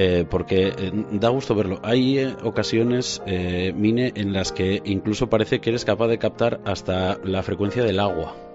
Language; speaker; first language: Spanish; native; Spanish